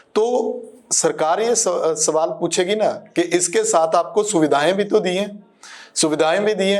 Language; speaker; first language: Hindi; non-native, local second language; Punjabi